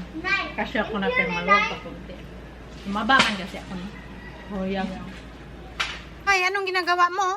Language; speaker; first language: Filipino; non-native, local second language; Cebuano